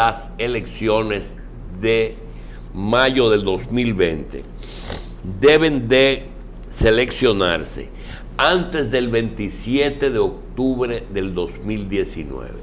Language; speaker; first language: Spanish; native; Spanish